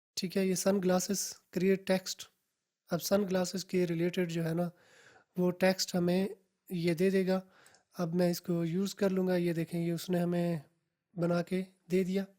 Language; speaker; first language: Urdu; non-native, local second language; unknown